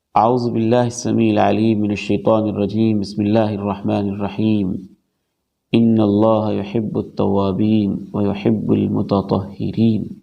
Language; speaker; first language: Urdu; non-native, local second language; Punjabi